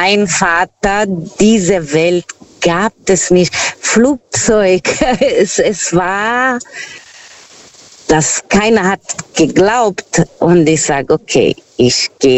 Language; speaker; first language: German; non-native, fluent; Portuguese